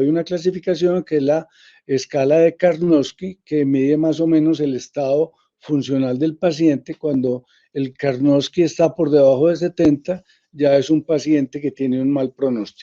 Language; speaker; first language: Spanish; native; Spanish